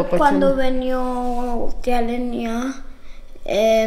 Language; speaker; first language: Spanish; early bilingual, heritage; Spanish